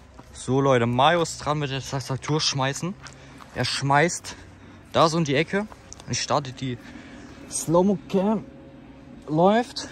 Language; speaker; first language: German; native; German